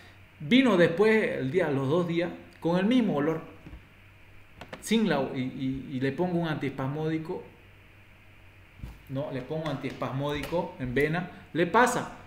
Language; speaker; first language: Spanish; native; Spanish